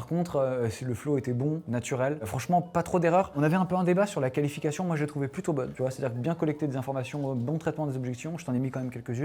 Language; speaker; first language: French; native; French